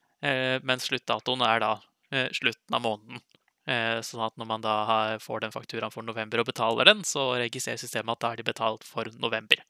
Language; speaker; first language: Norwegian; native; Norwegian